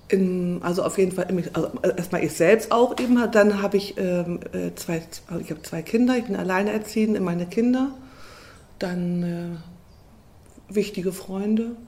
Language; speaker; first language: German; native; German